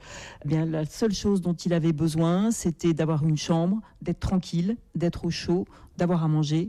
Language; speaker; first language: French; native; French